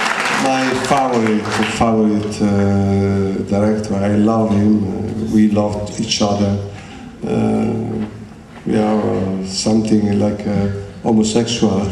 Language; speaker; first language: English; non-native, learner; Italian